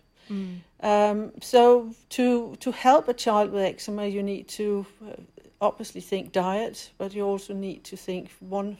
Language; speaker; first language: English; non-native, fluent; Danish